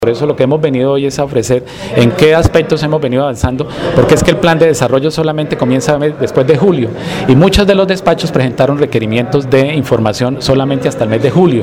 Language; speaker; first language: Spanish; native; Spanish